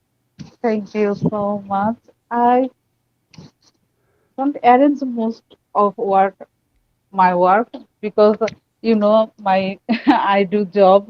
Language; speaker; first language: English; non-native, learner; Bangla